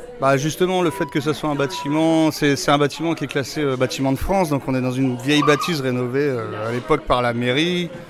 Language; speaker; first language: French; native; French